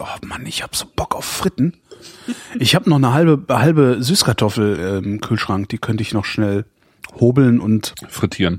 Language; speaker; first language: German; native; German